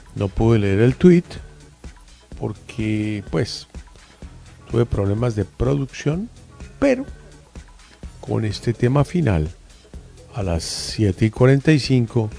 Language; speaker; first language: Spanish; native; Spanish